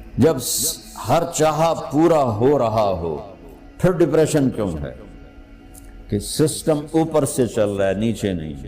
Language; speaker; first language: Urdu; non-native, local second language; Punjabi